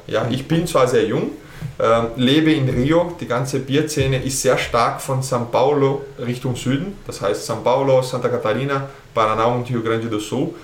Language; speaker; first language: German; early bilingual, heritage; German